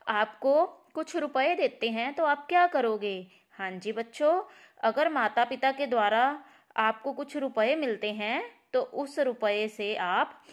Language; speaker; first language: Hindi; non-native, local second language; Punjabi